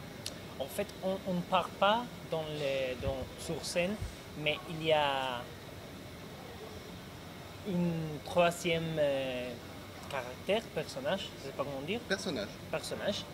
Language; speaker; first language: French; non-native, learner; Spanish